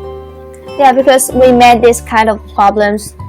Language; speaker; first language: English; non-native, learner; Chinese